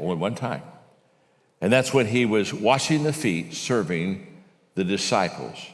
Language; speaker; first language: English; native; English